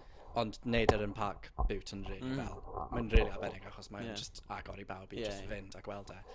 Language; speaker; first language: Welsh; non-native, fluent; English